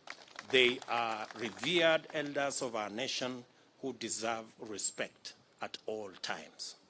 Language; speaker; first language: English; non-native, local second language; Kalenjin